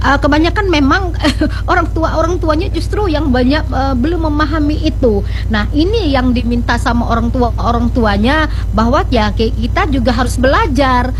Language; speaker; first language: Indonesian; native; Indonesian